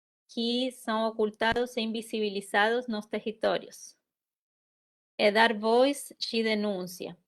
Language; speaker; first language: Portuguese; non-native, fluent; Spanish